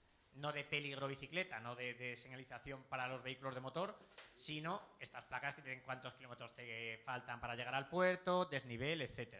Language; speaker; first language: Spanish; native; Spanish